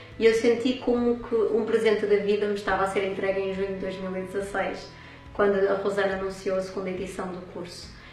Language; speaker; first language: Portuguese; native; Portuguese